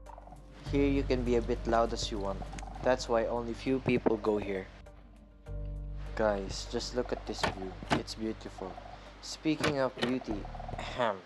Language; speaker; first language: English; non-native, local second language; Filipino